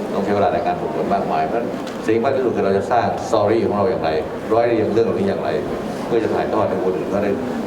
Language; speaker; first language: Thai; native; Thai